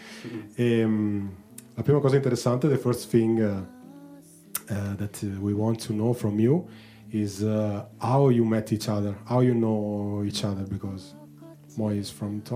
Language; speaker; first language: English; non-native, learner; Italian